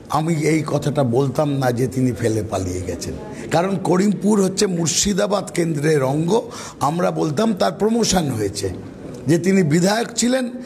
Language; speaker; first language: Bangla; native; Bangla